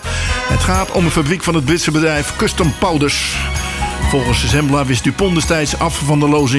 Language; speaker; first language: Dutch; native; Dutch